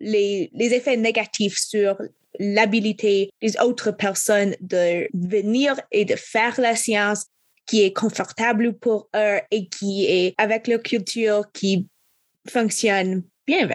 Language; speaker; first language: French; non-native, local second language; English